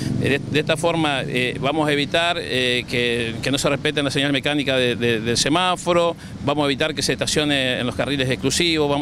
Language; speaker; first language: Spanish; native; Spanish